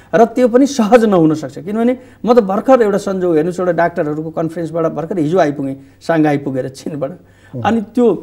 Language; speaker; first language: Nepali; non-native, local second language; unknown